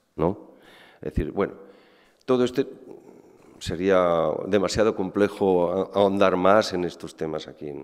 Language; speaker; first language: Spanish; native; Spanish